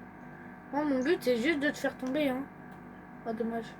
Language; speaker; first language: French; native; French